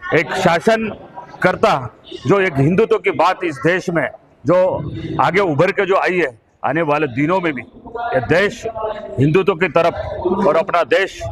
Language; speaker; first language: Hindi; non-native, local second language; Marathi